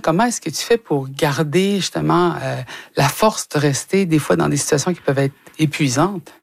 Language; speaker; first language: French; native; French